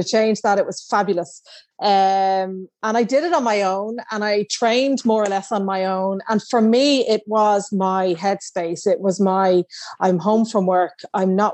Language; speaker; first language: English; native; English